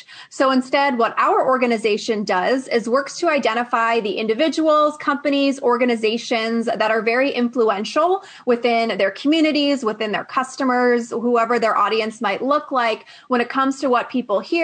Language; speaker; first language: English; native; English